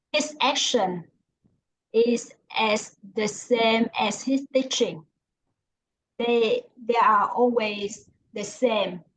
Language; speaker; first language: English; non-native, learner; Vietnamese